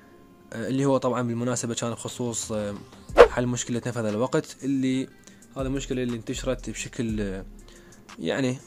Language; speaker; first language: Arabic; native; Arabic